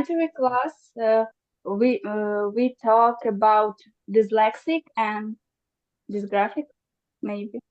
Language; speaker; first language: English; non-native, learner; Ukrainian